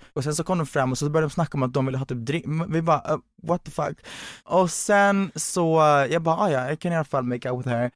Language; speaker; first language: Swedish; early bilingual, other home language; Hungarian